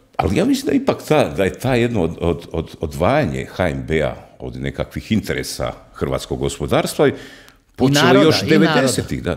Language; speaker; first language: Croatian; native; Croatian